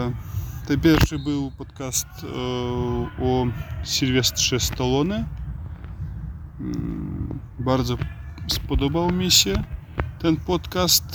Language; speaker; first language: Polish; non-native, learner; Russian